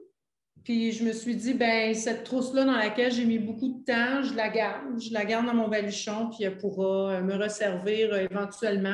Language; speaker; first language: French; native; French